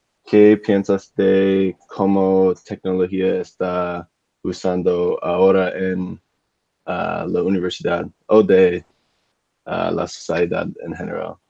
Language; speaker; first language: Spanish; non-native, learner; English